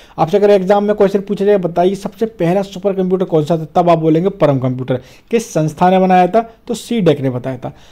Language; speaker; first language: Hindi; native; Hindi